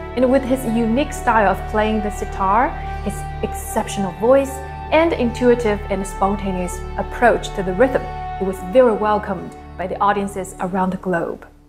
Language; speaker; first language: English; non-native, fluent; Chinese